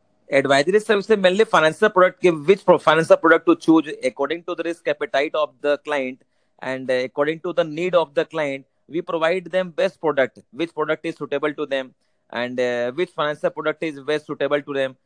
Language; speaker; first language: English; non-native, local second language; Hindi